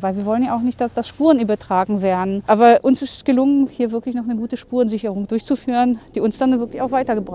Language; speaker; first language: German; native; German